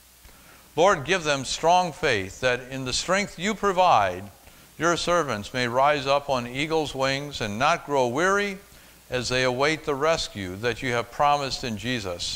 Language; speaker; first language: English; native; English